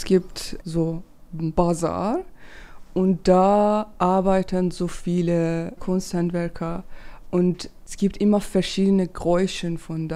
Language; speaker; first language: German; non-native, fluent; Persian